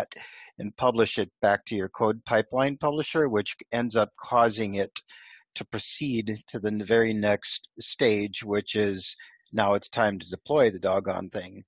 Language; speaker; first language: English; native; English